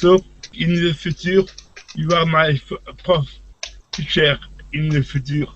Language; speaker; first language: English; non-native, learner; French